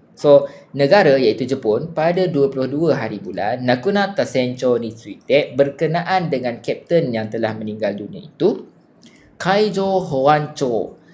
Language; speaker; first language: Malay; native; Malay